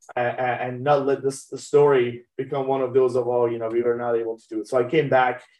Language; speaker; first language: English; early bilingual, other home language; Persian